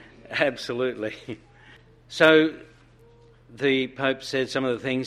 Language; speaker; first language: English; non-native, fluent; Italian